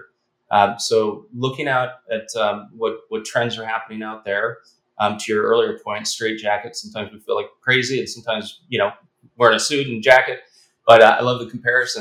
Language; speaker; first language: English; native; English